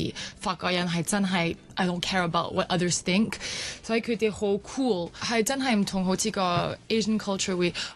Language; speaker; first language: Cantonese; early bilingual, other home language; French